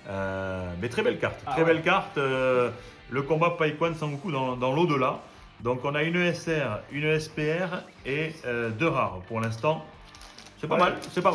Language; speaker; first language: French; native; French